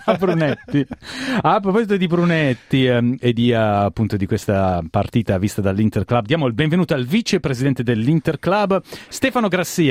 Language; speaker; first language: Italian; native; Italian